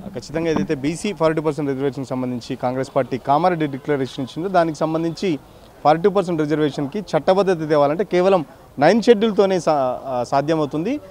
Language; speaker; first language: Telugu; native; Telugu